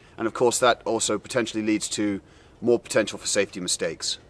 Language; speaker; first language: English; native; English